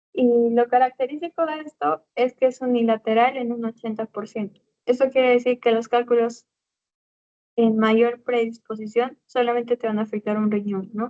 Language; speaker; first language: Spanish; native; Spanish